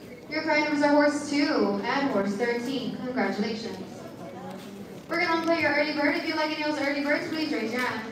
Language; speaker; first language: English; native; English